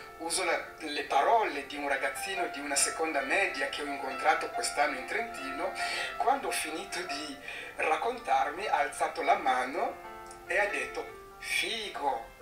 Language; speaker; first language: Italian; non-native, fluent; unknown